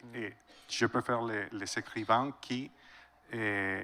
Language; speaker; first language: French; non-native, fluent; Spanish